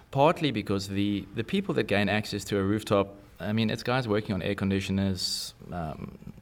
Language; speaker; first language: English; native; English